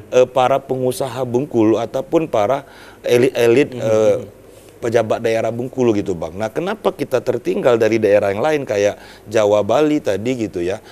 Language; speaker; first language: Indonesian; native; Indonesian